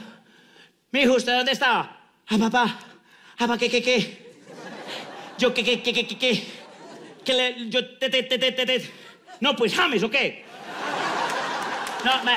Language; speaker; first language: Spanish; native; Spanish